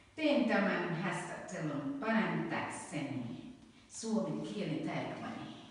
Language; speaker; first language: Finnish; non-native, learner; Akan